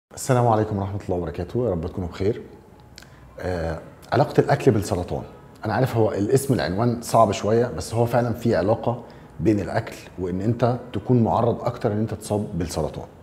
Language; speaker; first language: Arabic; native; Arabic